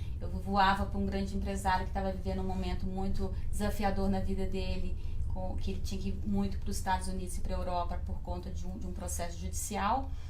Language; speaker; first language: Portuguese; native; Portuguese